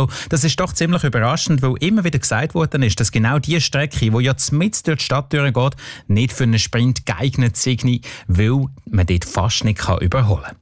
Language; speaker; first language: German; native; German